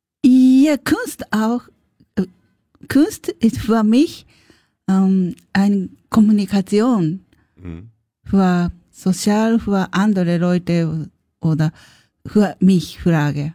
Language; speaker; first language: German; non-native, learner; Japanese